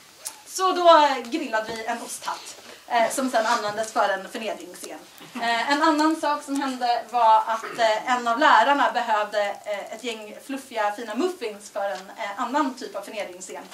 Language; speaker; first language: Swedish; native; Swedish